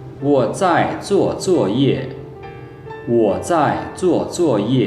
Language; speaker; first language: Chinese; non-native, fluent; Lao